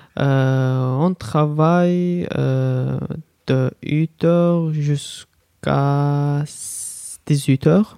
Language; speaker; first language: French; non-native, learner; Azerbaijani